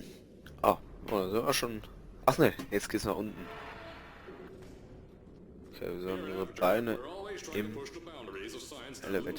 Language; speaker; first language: German; native; German